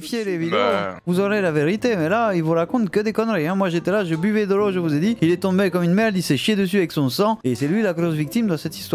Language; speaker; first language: French; native; French